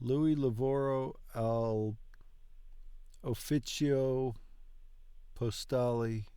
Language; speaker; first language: Italian; non-native, learner; English